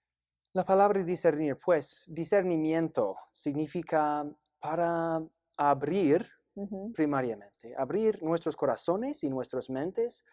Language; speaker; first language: Spanish; non-native, fluent; English